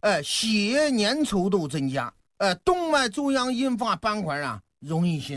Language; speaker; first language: Chinese; native; Chinese